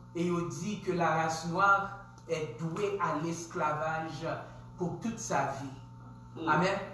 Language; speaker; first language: French; non-native, local second language; Haitian Creole